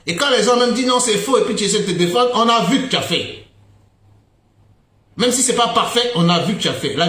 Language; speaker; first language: French; native; French